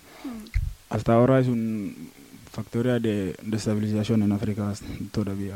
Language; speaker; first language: Spanish; non-native, learner; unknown